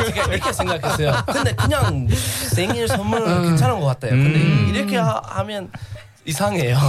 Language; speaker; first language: Korean; non-native, learner; English